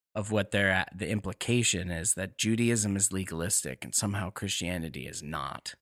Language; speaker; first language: English; native; English